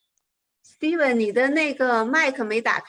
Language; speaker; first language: Chinese; native; Chinese